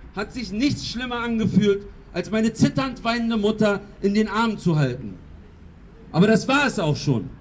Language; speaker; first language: German; early bilingual, other home language; Kurdish